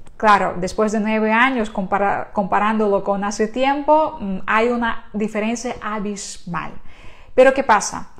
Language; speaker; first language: Spanish; non-native, fluent; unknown